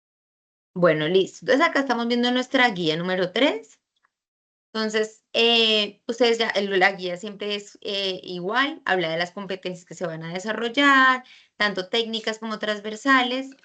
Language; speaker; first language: Spanish; native; Spanish